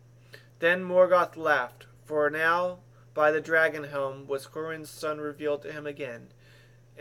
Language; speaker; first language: English; native; English